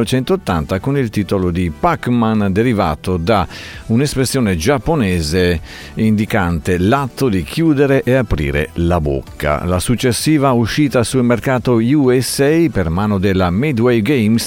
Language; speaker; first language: Italian; native; Italian